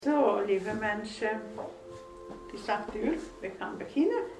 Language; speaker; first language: Dutch; non-native, fluent; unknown